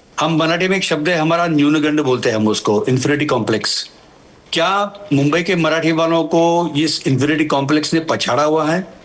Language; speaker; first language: Hindi; non-native, local second language; Marathi